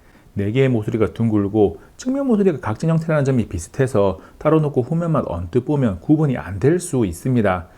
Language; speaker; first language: Korean; native; Korean